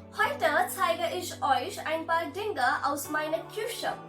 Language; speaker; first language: German; non-native, learner; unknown